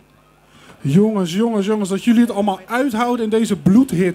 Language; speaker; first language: Dutch; native; Dutch